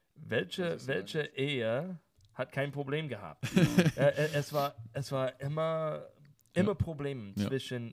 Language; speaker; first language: German; non-native, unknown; English